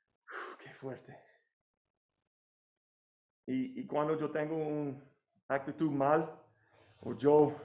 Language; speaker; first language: Spanish; non-native, fluent; English